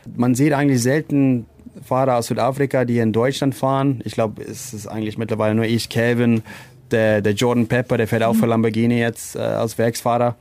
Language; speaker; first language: German; non-native, fluent; Afrikaans